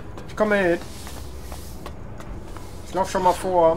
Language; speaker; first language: German; native; German